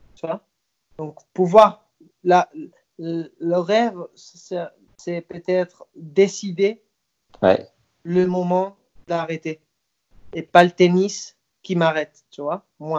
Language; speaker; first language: French; non-native, fluent; Spanish